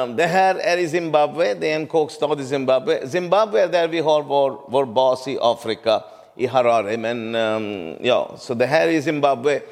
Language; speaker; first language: Swedish; non-native, fluent; Urdu